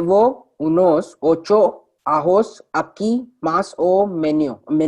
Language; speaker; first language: Spanish; non-native, learner; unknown